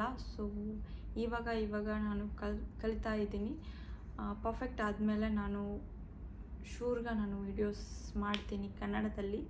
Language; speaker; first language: Kannada; non-native, learner; Telugu